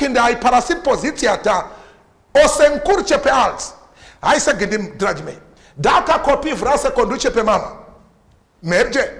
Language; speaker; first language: Romanian; non-native, learner; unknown